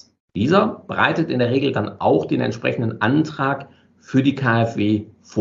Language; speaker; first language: German; native; German